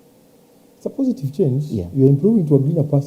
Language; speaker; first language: English; non-native, local second language; Swahili